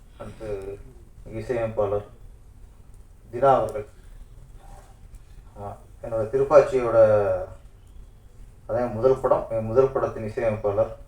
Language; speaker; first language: Tamil; native; Tamil